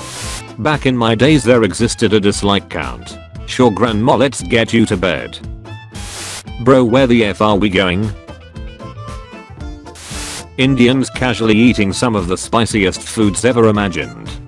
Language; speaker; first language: English; native; English